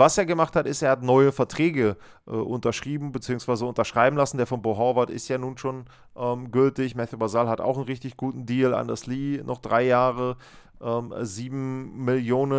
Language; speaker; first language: German; native; German